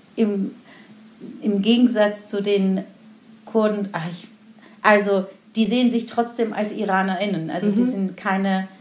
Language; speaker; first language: German; non-native, fluent; Persian